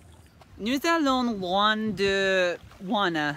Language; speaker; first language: French; non-native, learner; English